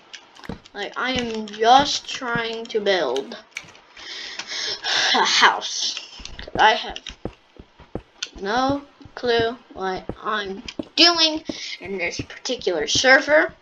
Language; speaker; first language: English; native; English